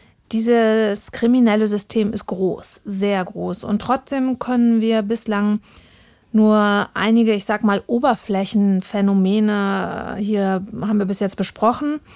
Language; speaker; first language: German; native; German